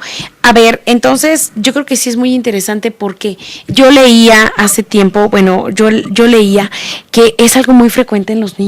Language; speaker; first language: Spanish; native; Spanish